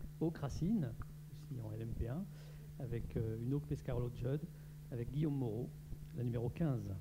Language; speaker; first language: French; native; French